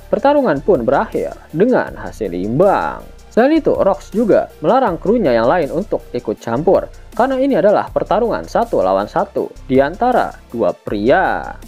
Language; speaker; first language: Indonesian; native; Indonesian